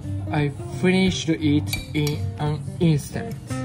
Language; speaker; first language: English; non-native, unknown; Japanese